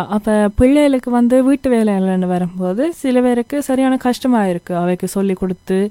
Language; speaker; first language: Tamil; early bilingual, heritage; Tamil